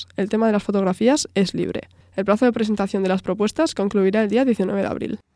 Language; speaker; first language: Spanish; native; Spanish